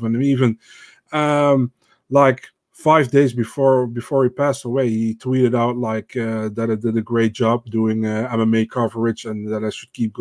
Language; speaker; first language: English; non-native, fluent; Dutch